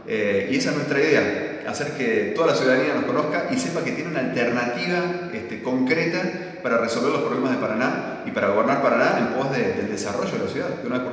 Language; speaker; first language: Spanish; native; Spanish